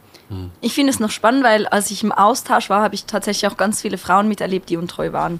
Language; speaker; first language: German; native; German